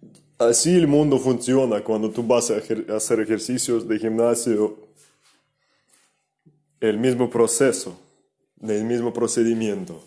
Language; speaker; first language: Spanish; non-native, fluent; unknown